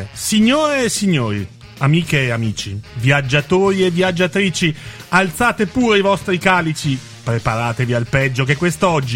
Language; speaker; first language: Italian; native; Italian